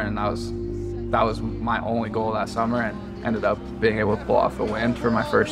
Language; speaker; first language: English; native; English